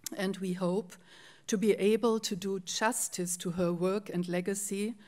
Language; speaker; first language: English; non-native, fluent; German